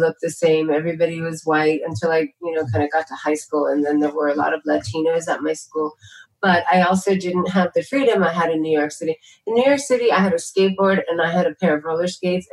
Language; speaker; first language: English; early bilingual, other home language; Tamil